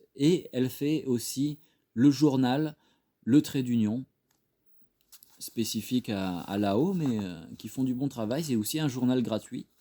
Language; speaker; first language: French; native; French